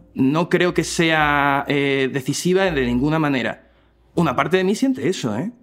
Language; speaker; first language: Spanish; native; Spanish